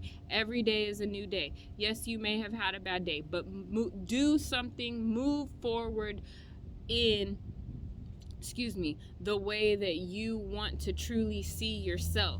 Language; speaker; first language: English; native; English